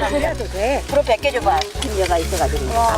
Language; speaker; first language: Korean; native; Korean